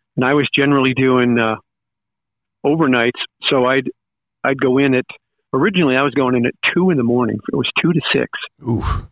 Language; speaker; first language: English; native; English